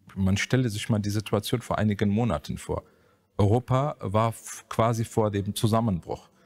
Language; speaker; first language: German; native; German